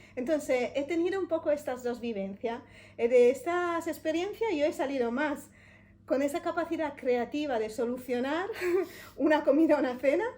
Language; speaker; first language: Spanish; non-native, fluent; Italian